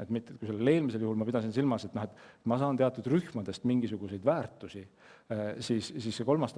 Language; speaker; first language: Estonian; native; Estonian